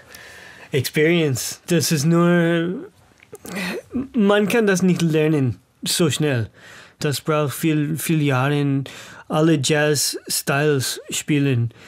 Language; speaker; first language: German; non-native, learner; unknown